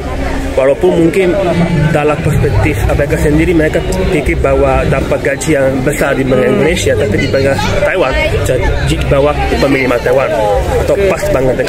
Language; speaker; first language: Indonesian; non-native, fluent; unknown